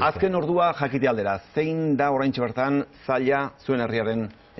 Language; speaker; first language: Basque; native; Basque